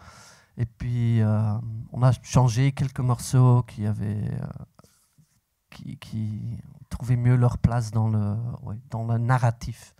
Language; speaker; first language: French; non-native, local second language; Dutch